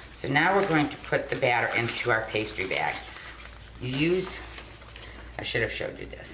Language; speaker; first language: English; native; English